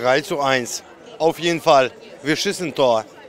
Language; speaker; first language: German; non-native, learner; Russian